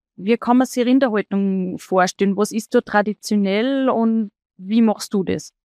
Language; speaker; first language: German; native; German